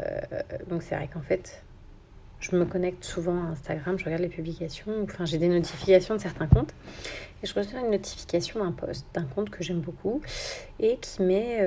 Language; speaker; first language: French; native; French